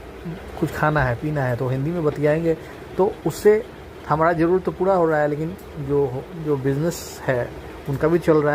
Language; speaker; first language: Hindi; non-native, local second language; Bhojpuri